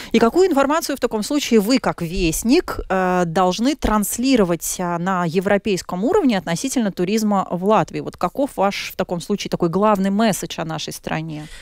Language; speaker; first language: Russian; native; Russian